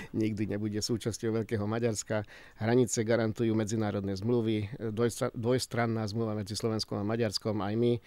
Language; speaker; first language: Slovak; non-native, local second language; Hungarian